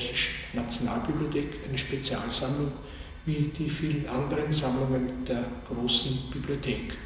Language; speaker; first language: German; native; German